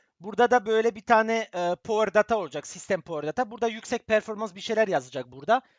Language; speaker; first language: Turkish; early bilingual, heritage; Turkish